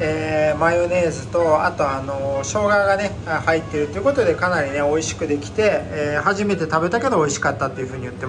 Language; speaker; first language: Japanese; native; Japanese